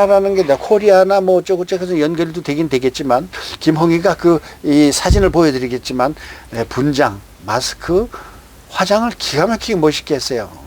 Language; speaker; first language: Korean; native; Korean